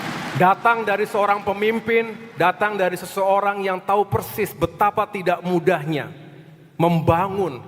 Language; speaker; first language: Indonesian; native; Indonesian